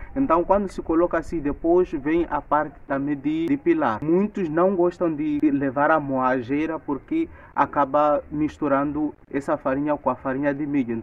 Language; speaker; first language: Portuguese; non-native, local second language; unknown